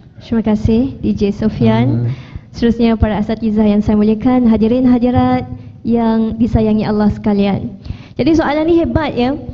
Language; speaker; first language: Malay; native; Malay